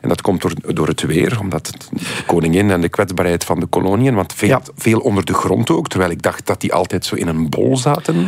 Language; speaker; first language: Dutch; native; Dutch